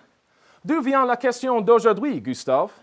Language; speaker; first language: French; non-native, learner; English